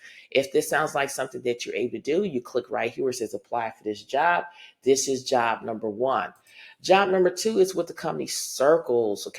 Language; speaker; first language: English; native; English